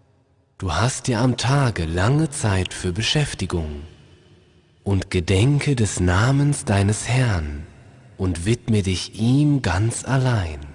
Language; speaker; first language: German; native; German